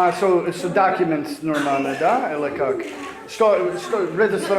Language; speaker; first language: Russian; non-native, learner; English